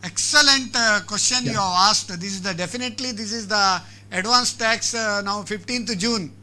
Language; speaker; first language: English; non-native, local second language; Kannada